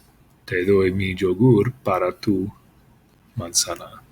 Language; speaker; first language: Spanish; non-native, fluent; English